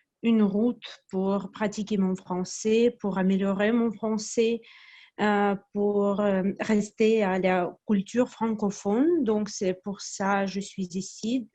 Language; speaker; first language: French; non-native, fluent; Russian